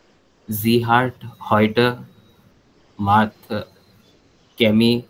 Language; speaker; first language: German; non-native, learner; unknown